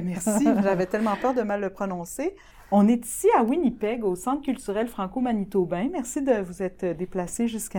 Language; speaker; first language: French; native; French